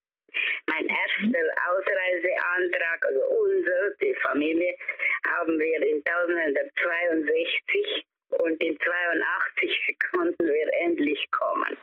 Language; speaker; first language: German; early bilingual, heritage; German